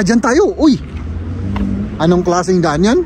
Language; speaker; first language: Filipino; non-native, learner; German